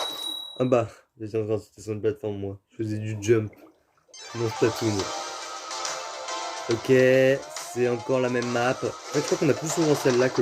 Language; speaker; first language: French; native; French